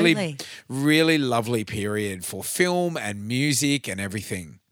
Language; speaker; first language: English; native; English